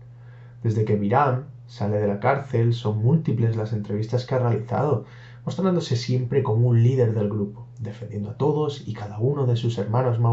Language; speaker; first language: Spanish; native; Spanish